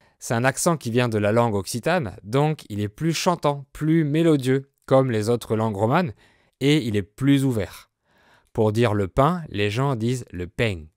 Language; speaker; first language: French; native; French